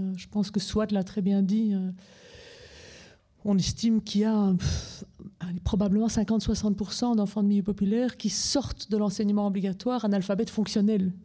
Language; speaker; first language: French; native; French